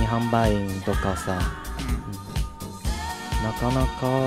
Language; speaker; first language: Japanese; non-native, fluent; Chinese